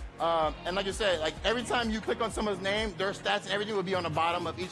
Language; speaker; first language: English; native; English